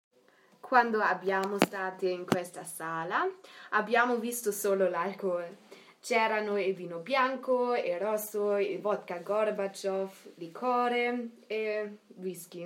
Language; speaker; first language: Italian; non-native, learner; German